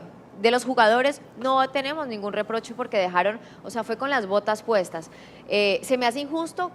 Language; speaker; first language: Spanish; native; Spanish